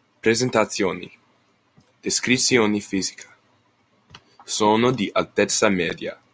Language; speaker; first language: Italian; non-native, learner; English